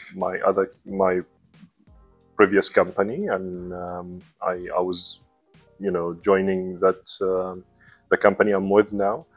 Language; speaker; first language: English; non-native, fluent; Arabic